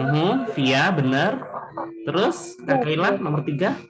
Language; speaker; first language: Indonesian; native; Indonesian